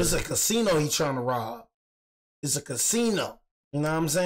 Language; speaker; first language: English; native; English